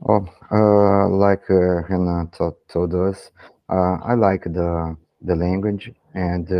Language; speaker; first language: English; non-native, learner; Portuguese